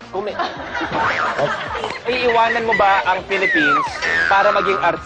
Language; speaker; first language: Filipino; native; Filipino